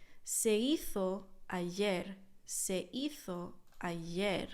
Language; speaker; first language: Spanish; non-native, fluent; English